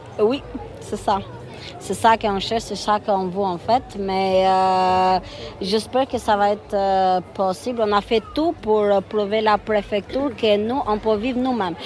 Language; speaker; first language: French; non-native, fluent; Albanian